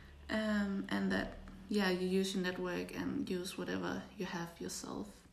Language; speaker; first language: English; non-native, fluent; Danish